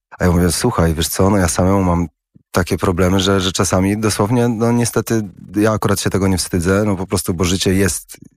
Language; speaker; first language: Polish; early bilingual, heritage; Polish